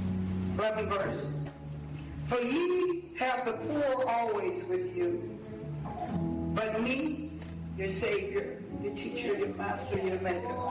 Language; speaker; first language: English; native; English